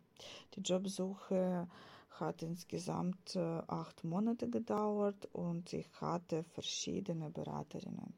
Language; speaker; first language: German; non-native, fluent; Ukrainian